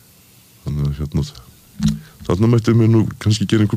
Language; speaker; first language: Icelandic; native; Icelandic